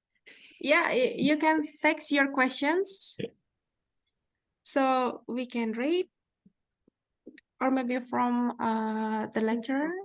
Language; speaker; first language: English; non-native, fluent; Indonesian